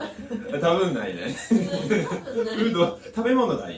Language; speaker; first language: Japanese; non-native, learner; English